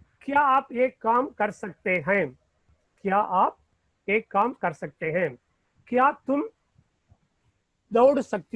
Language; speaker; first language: Hindi; non-native, learner; Tamil